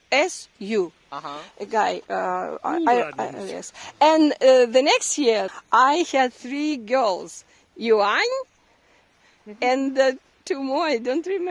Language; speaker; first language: English; non-native, learner; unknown